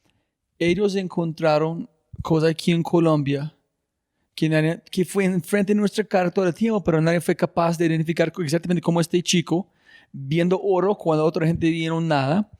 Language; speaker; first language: Spanish; non-native, fluent; English